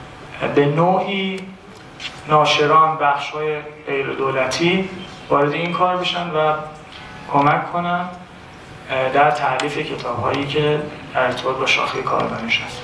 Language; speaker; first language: Persian; native; Persian